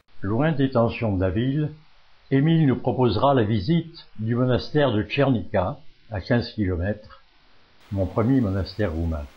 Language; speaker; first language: French; native; French